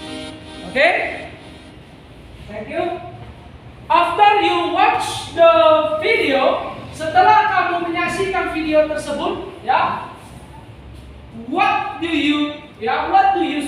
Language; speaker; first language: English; non-native, learner; Indonesian